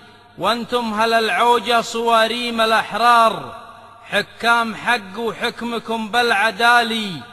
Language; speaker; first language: Arabic; native; Arabic